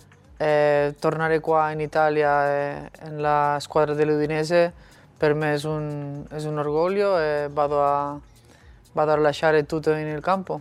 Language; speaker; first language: Italian; non-native, fluent; Spanish